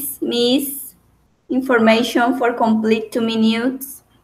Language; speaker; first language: English; non-native, learner; Spanish